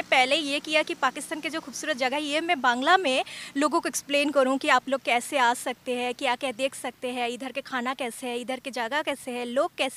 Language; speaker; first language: Hindi; non-native, fluent; Bangla